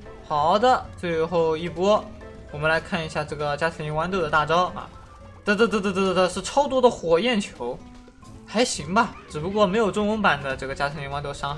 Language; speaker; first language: Chinese; native; Chinese